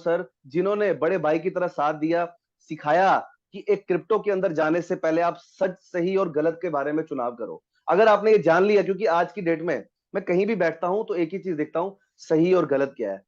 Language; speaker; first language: Hindi; native; Hindi